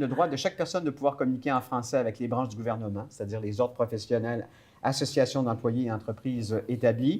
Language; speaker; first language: French; native; French